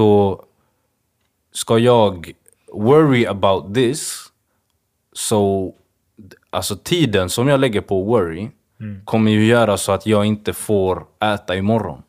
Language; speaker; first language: Swedish; early bilingual, other home language; Swahili